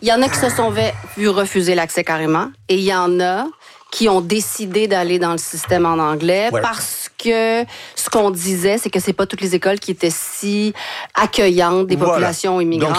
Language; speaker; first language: French; native; French